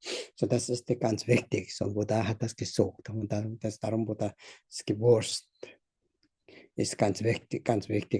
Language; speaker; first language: German; non-native, learner; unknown